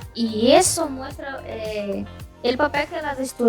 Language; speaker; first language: Spanish; non-native, learner; Portuguese